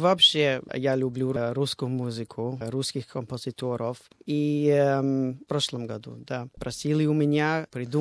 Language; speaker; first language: Russian; non-native, fluent; English